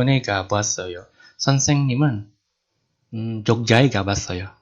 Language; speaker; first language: Korean; non-native, fluent; Indonesian